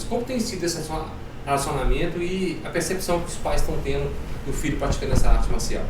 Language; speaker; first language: Portuguese; native; Portuguese